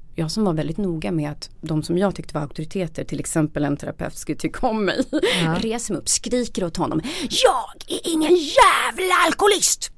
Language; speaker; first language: Swedish; native; Swedish